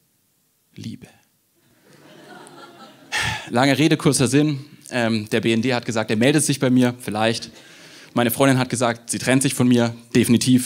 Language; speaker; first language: German; native; German